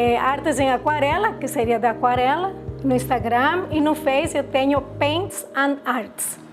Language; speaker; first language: Portuguese; non-native, fluent; Spanish